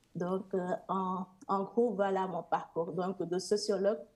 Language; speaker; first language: French; non-native, local second language; Serer